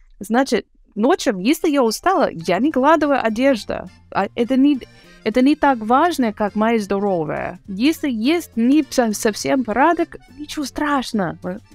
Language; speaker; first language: Russian; non-native, learner; English